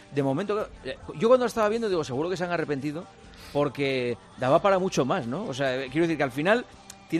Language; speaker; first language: Spanish; native; Spanish